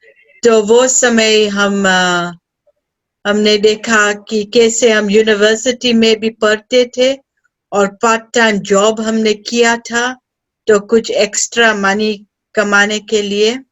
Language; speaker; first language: Hindi; early bilingual, heritage; Hindi